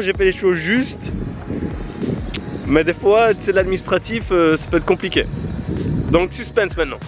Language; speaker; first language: French; native; French